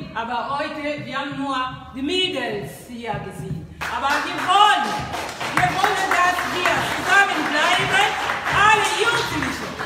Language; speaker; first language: German; non-native, learner; Lingala